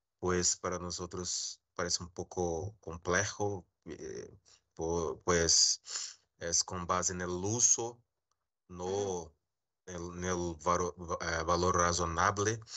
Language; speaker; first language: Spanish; non-native, learner; Portuguese